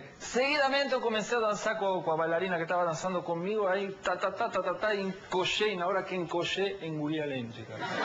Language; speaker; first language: Portuguese; non-native, fluent; Spanish